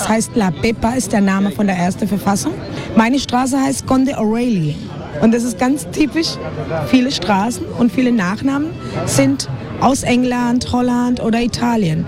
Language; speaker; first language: German; non-native, fluent; Spanish